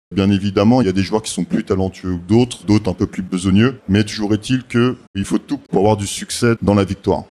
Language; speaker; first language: French; native; French